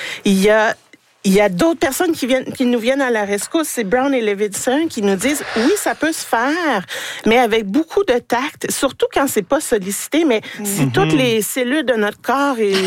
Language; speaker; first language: French; native; French